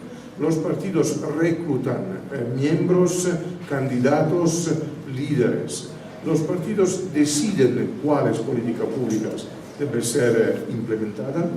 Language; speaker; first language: Spanish; non-native, fluent; Italian